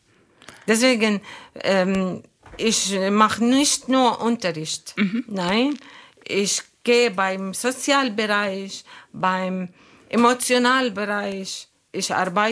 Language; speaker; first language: German; non-native, learner; Arabic